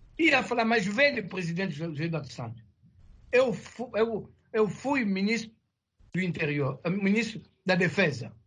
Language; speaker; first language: Portuguese; non-native, fluent; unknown